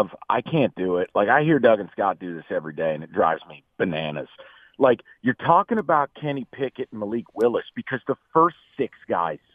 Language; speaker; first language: English; native; English